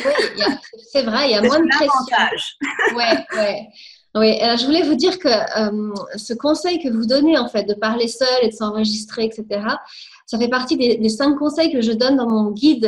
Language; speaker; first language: French; native; French